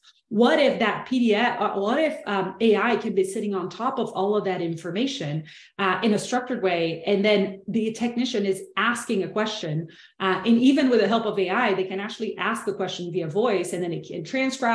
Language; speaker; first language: English; non-native, fluent; Portuguese